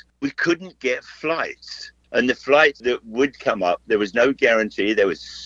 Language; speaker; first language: English; native; English